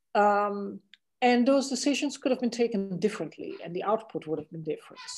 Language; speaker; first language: English; non-native, fluent; Dutch